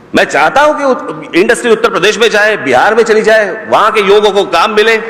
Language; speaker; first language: Hindi; non-native, local second language; Marathi